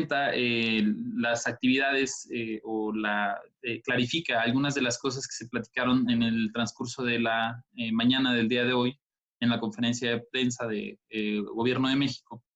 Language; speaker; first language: Spanish; native; Spanish